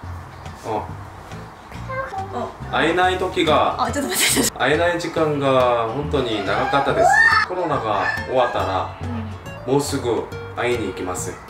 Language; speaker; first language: Japanese; non-native, learner; Korean